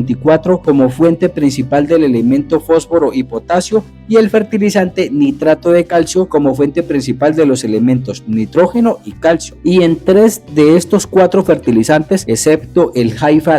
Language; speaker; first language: Spanish; native; Spanish